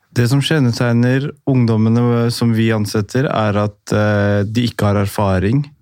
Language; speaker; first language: Norwegian; early bilingual, other home language; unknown